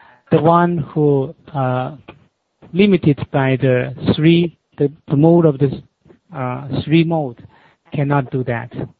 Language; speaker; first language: English; non-native, learner; Chinese